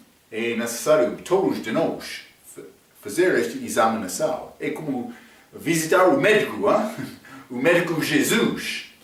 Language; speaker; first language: Portuguese; non-native, fluent; English